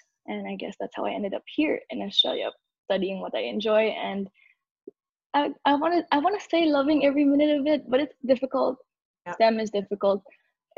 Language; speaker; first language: English; non-native, local second language; Filipino